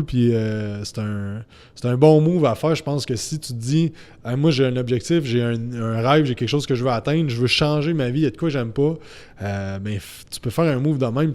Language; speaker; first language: French; native; French